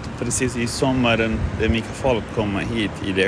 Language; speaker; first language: Swedish; non-native, learner; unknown